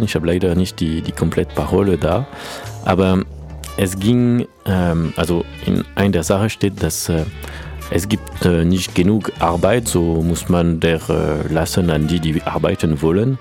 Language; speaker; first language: German; non-native, learner; French